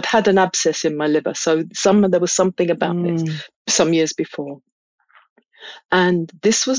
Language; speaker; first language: English; native; English